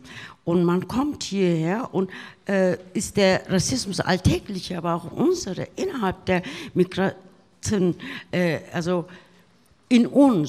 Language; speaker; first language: German; early bilingual, other home language; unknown